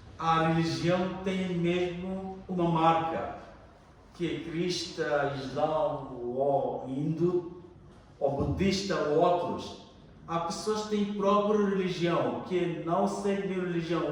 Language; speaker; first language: Portuguese; non-native, learner; Bangla